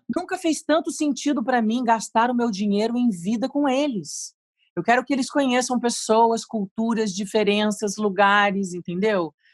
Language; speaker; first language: Portuguese; native; Portuguese